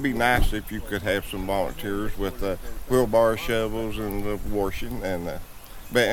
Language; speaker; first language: English; native; English